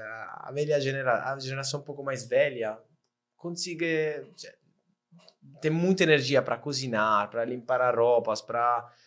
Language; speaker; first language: Portuguese; non-native, fluent; Italian